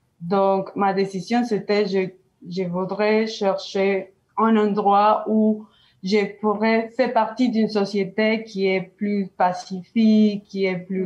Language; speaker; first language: French; non-native, learner; Spanish